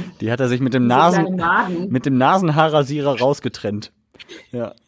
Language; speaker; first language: German; native; German